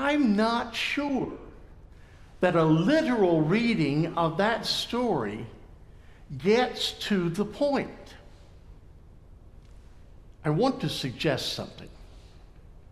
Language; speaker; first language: English; native; English